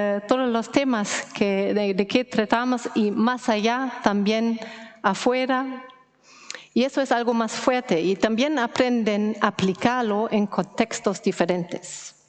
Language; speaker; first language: Spanish; non-native, fluent; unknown